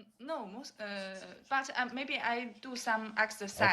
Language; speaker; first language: English; non-native, learner; Chinese